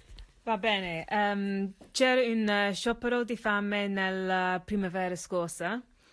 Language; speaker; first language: Italian; non-native, learner; English